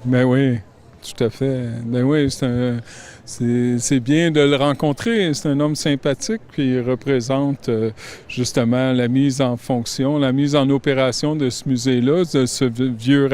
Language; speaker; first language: French; native; French